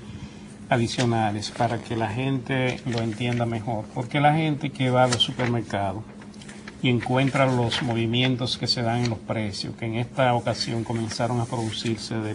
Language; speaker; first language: Spanish; native; Spanish